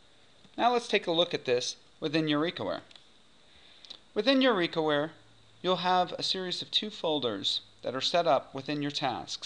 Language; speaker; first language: English; native; English